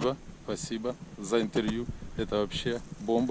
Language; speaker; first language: Russian; native; Russian